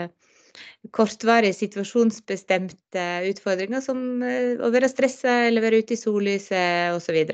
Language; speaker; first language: Norwegian; native; Norwegian